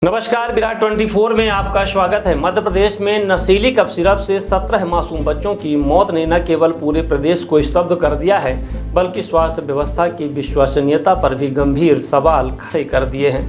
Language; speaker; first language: Hindi; native; Hindi